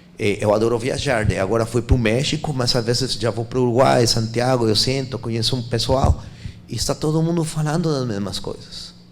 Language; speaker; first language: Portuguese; non-native, fluent; Spanish